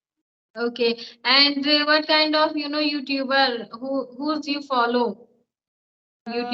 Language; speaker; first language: English; non-native, learner; Hindi